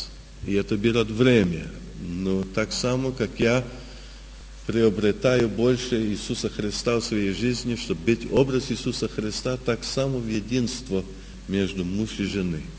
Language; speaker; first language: Russian; early bilingual, heritage; Russian